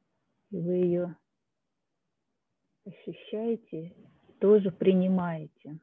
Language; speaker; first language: Russian; native; Russian